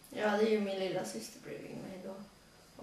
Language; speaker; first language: Swedish; early bilingual, other home language; Latvian